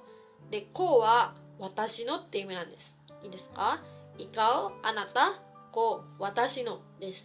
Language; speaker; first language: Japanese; non-native, fluent; Filipino